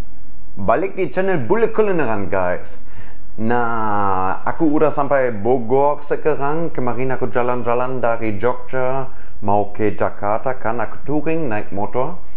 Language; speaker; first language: Indonesian; non-native, fluent; German